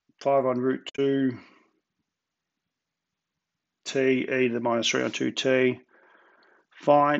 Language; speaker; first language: English; native; English